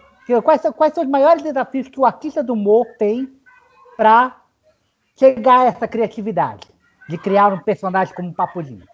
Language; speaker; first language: Portuguese; native; Portuguese